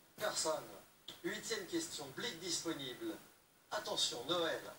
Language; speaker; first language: French; native; French